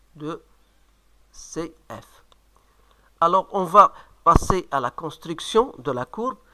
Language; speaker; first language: French; non-native, local second language; Arabic